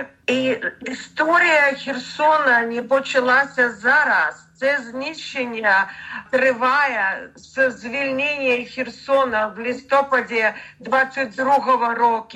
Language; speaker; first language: Ukrainian; non-native, learner; Russian